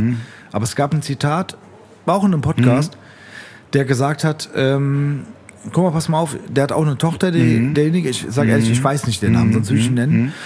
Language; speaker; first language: German; native; German